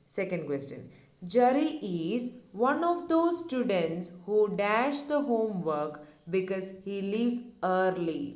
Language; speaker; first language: English; non-native, local second language; Malayalam